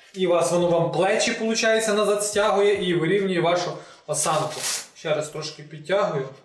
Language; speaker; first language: Ukrainian; non-native, local second language; Russian